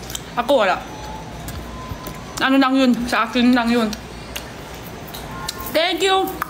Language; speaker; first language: Filipino; non-native, learner; Chinese